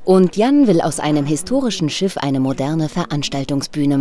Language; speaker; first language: German; native; German